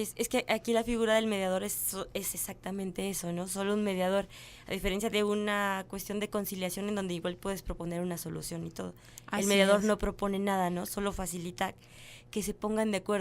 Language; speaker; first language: Spanish; native; Spanish